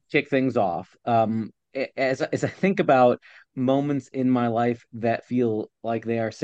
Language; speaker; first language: English; native; English